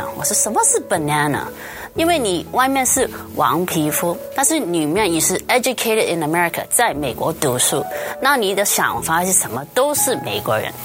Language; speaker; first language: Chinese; early bilingual, heritage; Cantonese